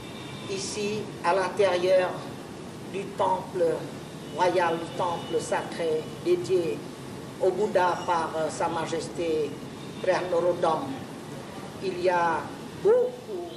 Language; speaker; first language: French; non-native, local second language; Khmer